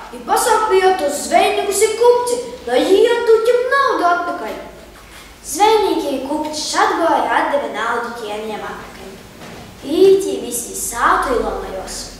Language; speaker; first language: Latvian; native; Latvian